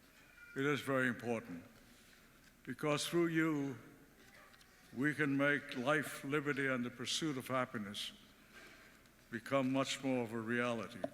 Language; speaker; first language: English; early bilingual, other home language; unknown